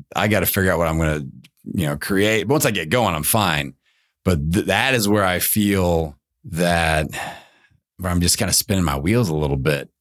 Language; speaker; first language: English; native; English